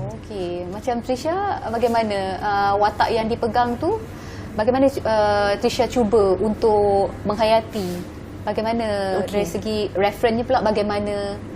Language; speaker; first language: Malay; native; Malay